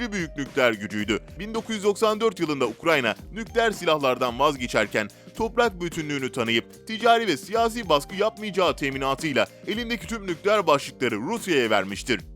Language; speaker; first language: Turkish; native; Turkish